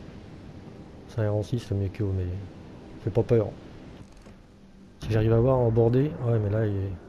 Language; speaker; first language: French; native; French